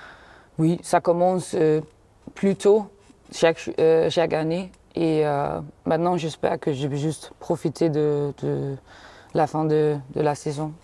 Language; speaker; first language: French; non-native, fluent; Danish